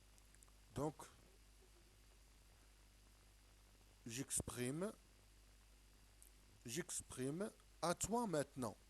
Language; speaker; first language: French; non-native, local second language; Arabic